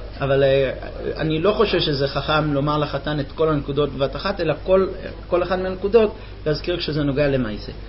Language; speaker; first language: Hebrew; non-native, fluent; English